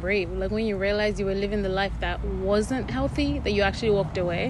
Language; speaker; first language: English; non-native, local second language; Yoruba